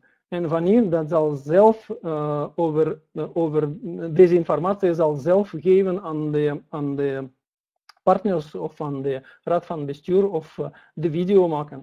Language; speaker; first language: Dutch; non-native, learner; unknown